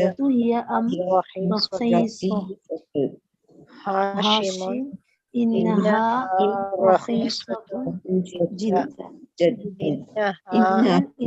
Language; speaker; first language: Arabic; non-native, learner; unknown